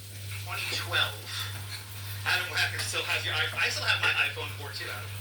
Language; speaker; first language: English; native; English